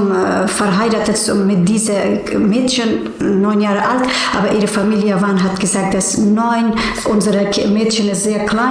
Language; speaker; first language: German; non-native, learner; Persian